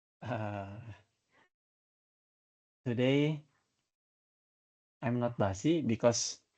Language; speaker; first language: English; non-native, learner; Indonesian